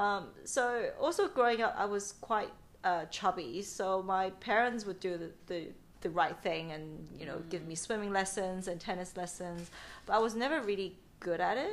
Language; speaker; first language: English; non-native, local second language; Cantonese